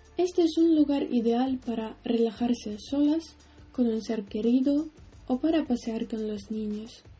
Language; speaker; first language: Spanish; non-native, fluent; Ukrainian